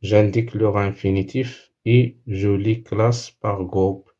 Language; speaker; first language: French; non-native, local second language; Arabic